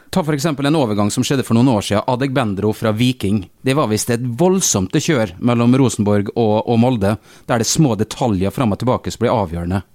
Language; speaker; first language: Norwegian; native; Norwegian